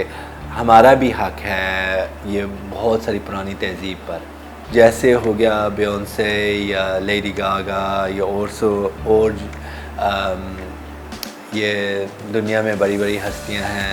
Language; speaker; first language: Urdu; early bilingual, heritage; Urdu